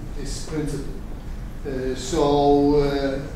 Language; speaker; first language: English; non-native, fluent; German